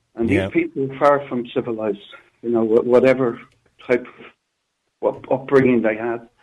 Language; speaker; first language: English; native; English